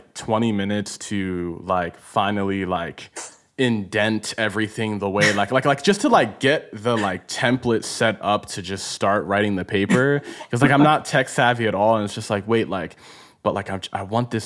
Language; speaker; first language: English; early bilingual, other home language; Igbo